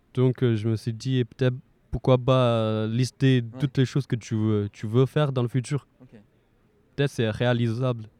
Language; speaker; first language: French; non-native, fluent; Chinese